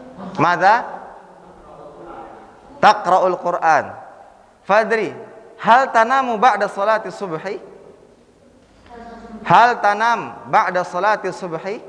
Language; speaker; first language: Arabic; non-native, fluent; Indonesian